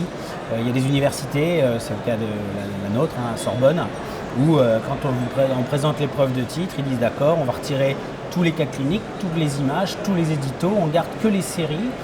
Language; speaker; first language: French; native; French